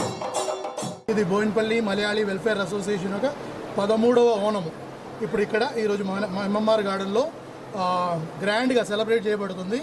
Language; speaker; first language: Telugu; non-native, local second language; Malayalam